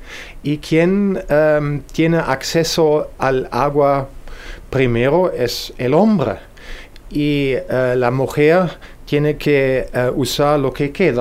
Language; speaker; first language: Spanish; non-native, fluent; German